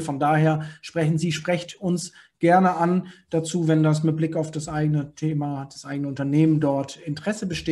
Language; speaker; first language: German; native; German